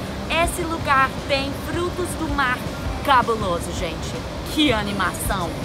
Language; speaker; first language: Portuguese; non-native, learner; English